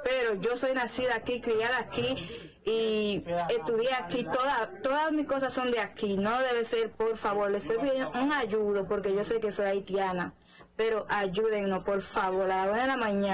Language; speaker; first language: Spanish; early bilingual, other home language; Haitian Creole